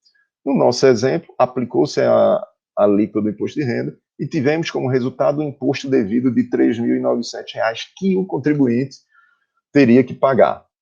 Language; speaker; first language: Portuguese; native; Portuguese